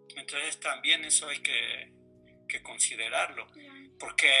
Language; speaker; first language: Spanish; native; Spanish